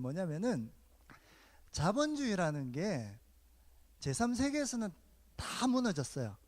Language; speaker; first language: Korean; native; Korean